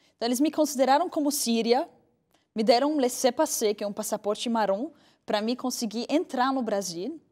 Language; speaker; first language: Portuguese; non-native, fluent; Arabic